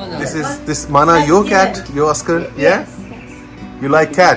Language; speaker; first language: English; non-native, fluent; Urdu